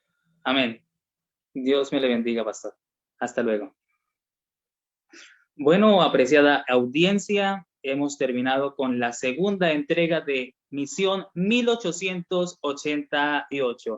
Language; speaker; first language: Spanish; native; Spanish